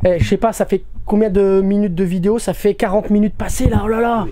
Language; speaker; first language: French; native; French